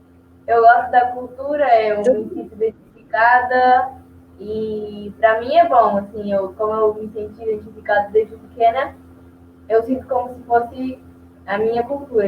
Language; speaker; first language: Portuguese; early bilingual, heritage; Portuguese